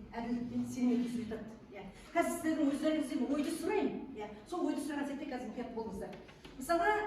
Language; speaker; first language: Kazakh; native; Kazakh